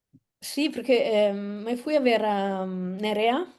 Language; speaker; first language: Spanish; non-native, fluent; Italian